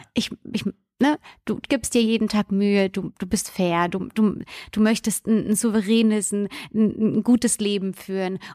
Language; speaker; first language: German; native; German